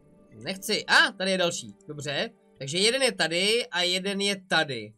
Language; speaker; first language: Czech; native; Czech